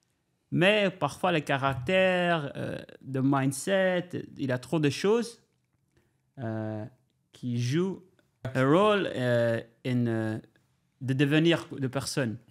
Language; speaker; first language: French; non-native, learner; Albanian